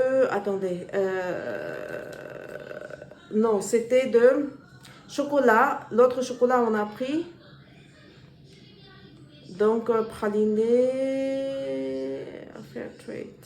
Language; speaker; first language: French; non-native, learner; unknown